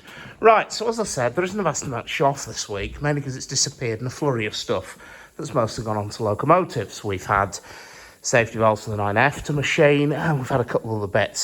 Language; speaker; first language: English; native; English